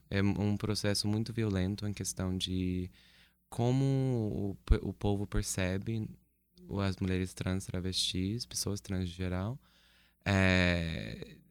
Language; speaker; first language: Portuguese; non-native, fluent; English